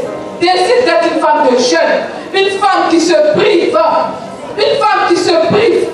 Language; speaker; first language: French; non-native, local second language; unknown